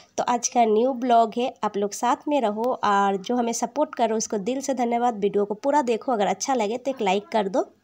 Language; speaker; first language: Hindi; non-native, local second language; Bangla